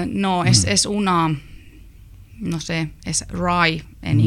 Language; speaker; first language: Spanish; non-native, learner; Finnish